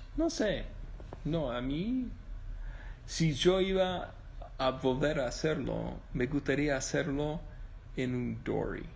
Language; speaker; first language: Spanish; non-native, learner; English